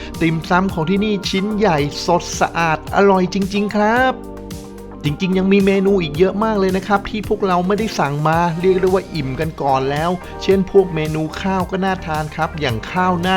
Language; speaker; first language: Thai; native; Thai